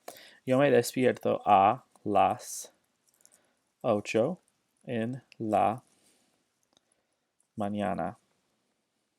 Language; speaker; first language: Spanish; non-native, fluent; English